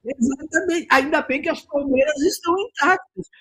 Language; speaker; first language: Portuguese; native; Portuguese